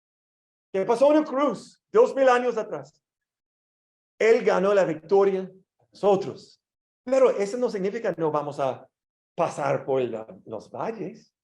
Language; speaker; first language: Spanish; non-native, learner; English